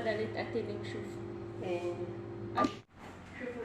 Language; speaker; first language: Arabic; non-native, learner; Oromo